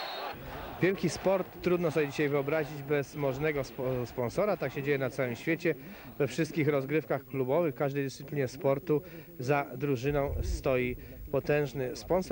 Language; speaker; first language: Polish; native; Polish